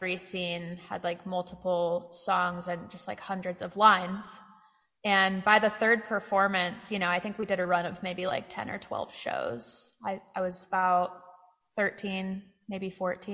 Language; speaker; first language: English; native; English